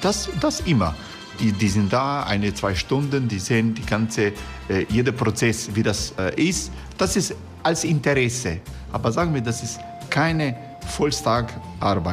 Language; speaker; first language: German; non-native, learner; Croatian